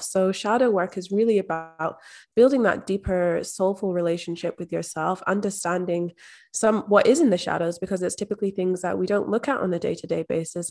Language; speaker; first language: English; native; English